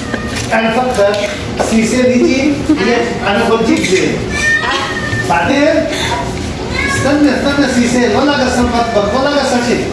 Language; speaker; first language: Arabic; non-native, learner; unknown